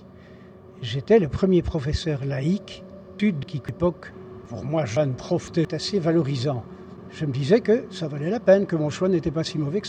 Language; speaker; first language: French; native; French